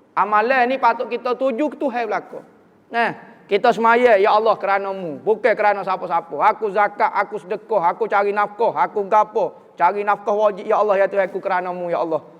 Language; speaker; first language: Malay; native; Malay